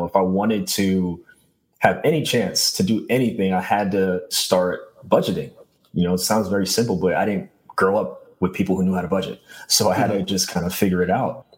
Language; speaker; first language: English; native; English